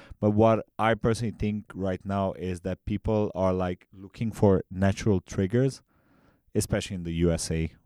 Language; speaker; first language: English; non-native, fluent; Romanian